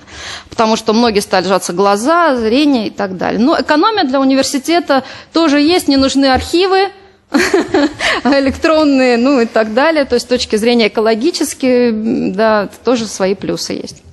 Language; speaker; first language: Russian; native; Russian